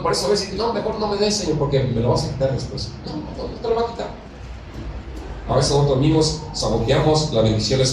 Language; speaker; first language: Spanish; native; Spanish